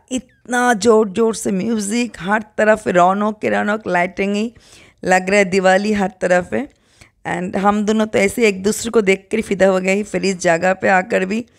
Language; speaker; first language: Hindi; non-native, local second language; Bangla